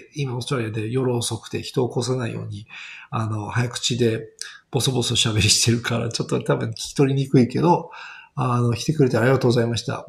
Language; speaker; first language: Japanese; non-native, fluent; English